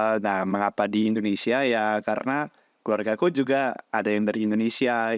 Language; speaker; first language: Indonesian; non-native, fluent; Dutch